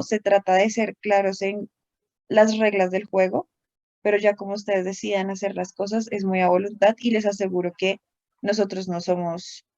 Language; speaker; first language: Spanish; native; Spanish